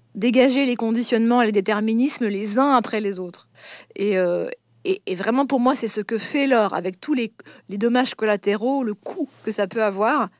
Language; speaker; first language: French; native; French